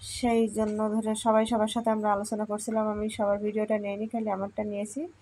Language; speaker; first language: Bangla; native; Bangla